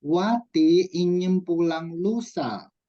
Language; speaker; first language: Indonesian; non-native, fluent; Chinese